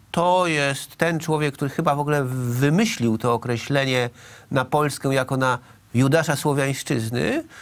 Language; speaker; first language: Polish; native; Polish